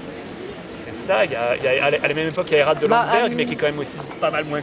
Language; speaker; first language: French; native; French